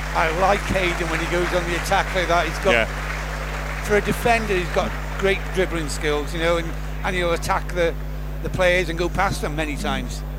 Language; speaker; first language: English; native; English